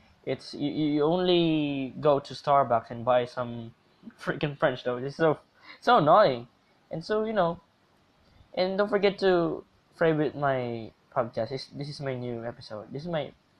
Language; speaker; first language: English; non-native, local second language; Filipino